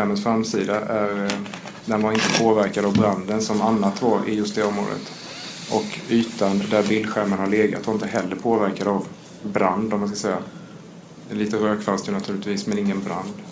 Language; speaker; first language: Swedish; native; Swedish